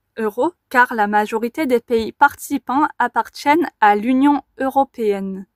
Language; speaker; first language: French; native; French